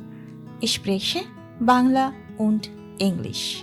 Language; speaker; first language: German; non-native, learner; Bangla